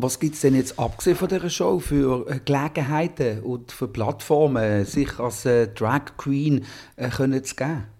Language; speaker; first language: German; native; German